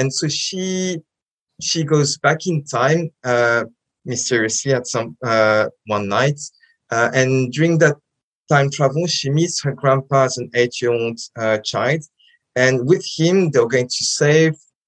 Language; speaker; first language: English; non-native, fluent; French